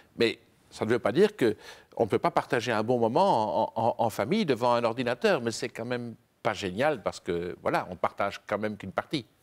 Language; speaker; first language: French; native; French